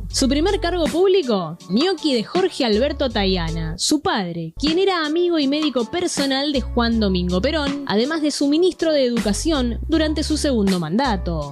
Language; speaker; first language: Spanish; native; Spanish